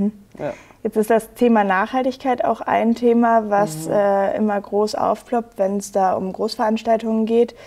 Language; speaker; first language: German; native; German